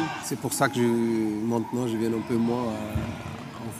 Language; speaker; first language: French; non-native, fluent; Portuguese